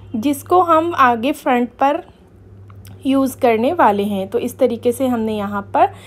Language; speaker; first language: Hindi; native; Hindi